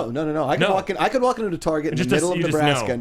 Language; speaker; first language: English; native; English